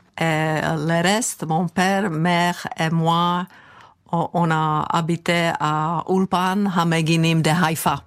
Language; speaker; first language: French; non-native, fluent; Czech